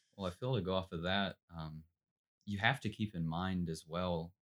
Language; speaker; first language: English; native; English